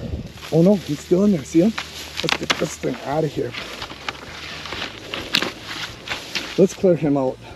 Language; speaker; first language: English; native; English